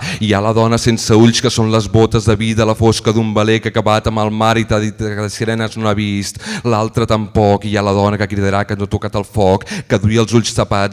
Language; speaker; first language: Catalan; native; Catalan